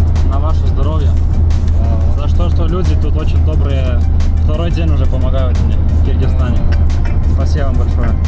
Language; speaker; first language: Russian; non-native, learner; Lithuanian